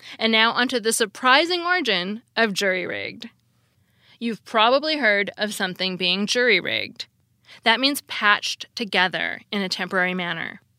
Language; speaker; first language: English; native; English